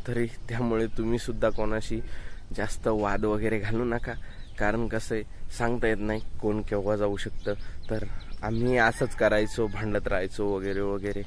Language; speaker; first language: Marathi; native; Marathi